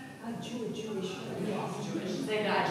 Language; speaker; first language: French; non-native, fluent; English